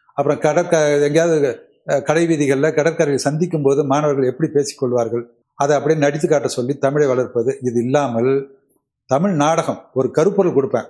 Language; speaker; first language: Tamil; native; Tamil